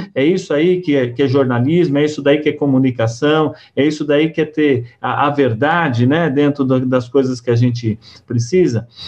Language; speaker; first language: Portuguese; native; Portuguese